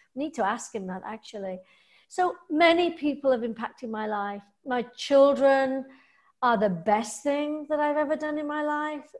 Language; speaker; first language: English; native; English